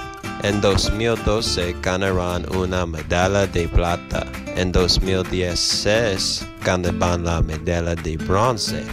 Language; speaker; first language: Spanish; non-native, learner; English